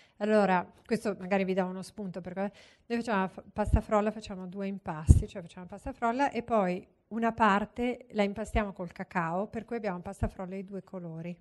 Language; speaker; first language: Italian; native; Italian